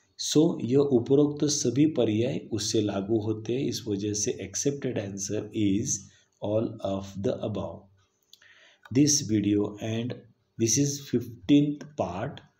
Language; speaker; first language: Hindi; non-native, local second language; Marathi